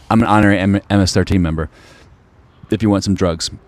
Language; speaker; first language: English; native; English